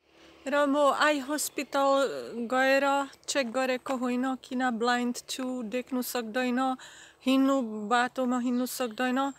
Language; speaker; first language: Nepali; non-native, learner; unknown